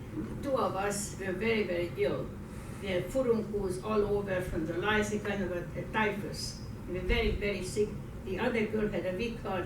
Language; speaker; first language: English; non-native, fluent; Hungarian